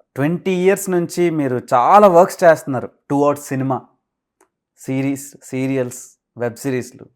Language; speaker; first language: Telugu; native; Telugu